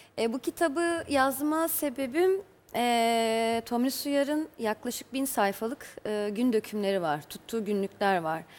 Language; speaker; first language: Turkish; native; Turkish